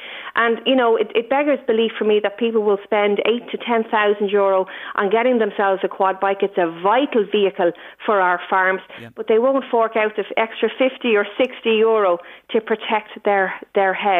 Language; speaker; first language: English; native; English